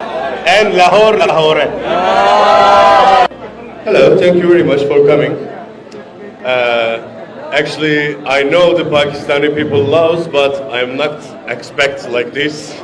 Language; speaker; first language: English; non-native, learner; Turkish